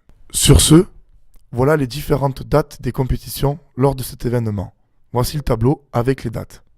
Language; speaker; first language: French; native; French